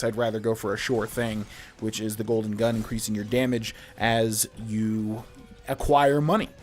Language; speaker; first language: English; native; English